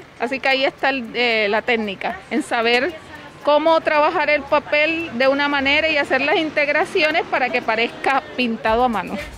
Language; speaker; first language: Spanish; native; Spanish